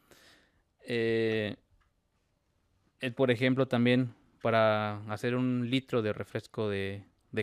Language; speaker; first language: Spanish; native; Spanish